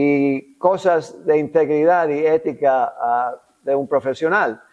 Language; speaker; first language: Spanish; non-native, local second language; English